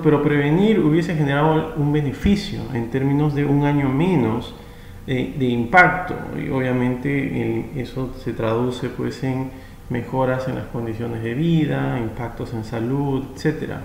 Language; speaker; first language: Spanish; native; Spanish